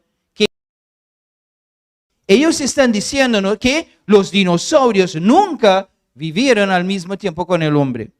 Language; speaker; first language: Spanish; non-native, fluent; English